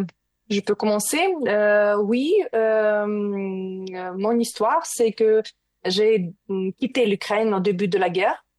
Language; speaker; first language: French; non-native, learner; Ukrainian